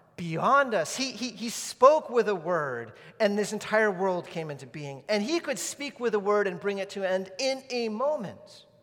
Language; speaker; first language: English; native; English